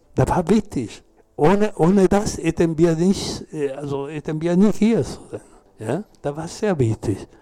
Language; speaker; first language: German; non-native, learner; Spanish